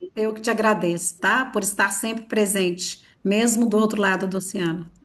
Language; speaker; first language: Portuguese; early bilingual, other home language; Italian